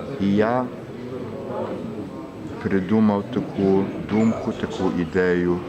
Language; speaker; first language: Ukrainian; early bilingual, heritage; Ukrainian